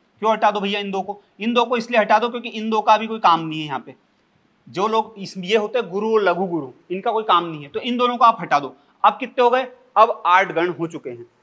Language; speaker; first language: Hindi; native; Hindi